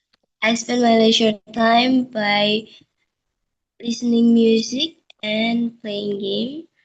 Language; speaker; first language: English; non-native, learner; Indonesian